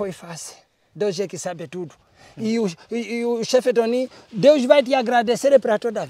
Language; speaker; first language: Portuguese; non-native, local second language; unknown